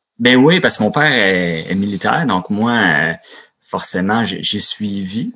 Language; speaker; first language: French; native; French